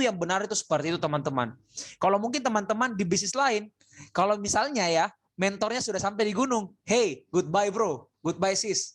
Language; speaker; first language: Indonesian; native; Indonesian